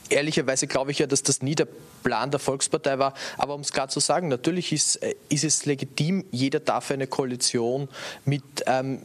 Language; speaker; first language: German; native; German